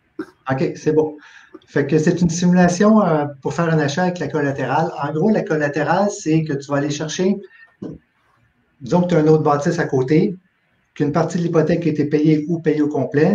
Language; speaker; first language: French; native; French